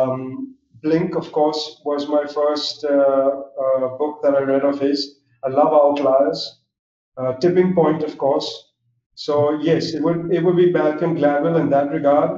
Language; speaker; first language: English; non-native, local second language; Gujarati